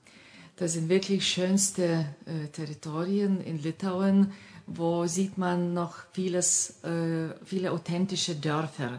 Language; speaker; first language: German; non-native, fluent; Lithuanian